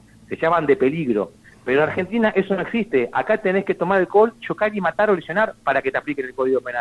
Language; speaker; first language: Spanish; native; Spanish